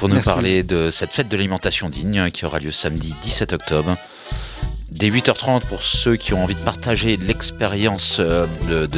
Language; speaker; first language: French; native; French